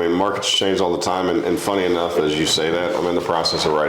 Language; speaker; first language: English; native; English